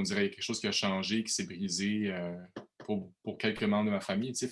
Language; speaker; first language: French; native; French